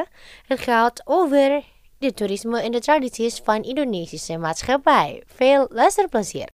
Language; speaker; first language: Dutch; non-native, fluent; Indonesian